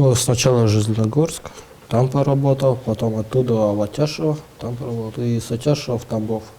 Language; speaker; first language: Russian; native; Russian